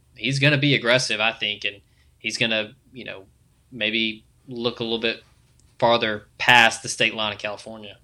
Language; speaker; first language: English; native; English